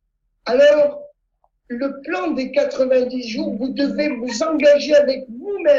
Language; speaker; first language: French; non-native, fluent; Italian